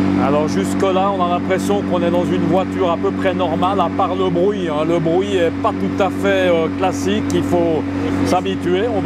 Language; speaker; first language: French; native; French